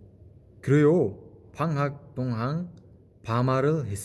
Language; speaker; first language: Korean; non-native, learner; Mongolian